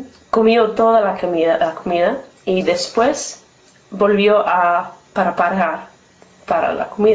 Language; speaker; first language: Spanish; non-native, learner; English